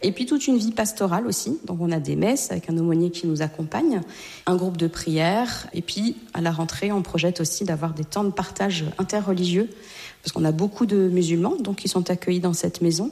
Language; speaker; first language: French; native; French